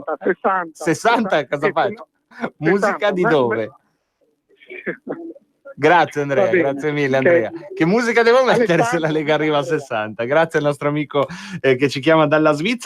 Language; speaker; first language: Italian; native; Italian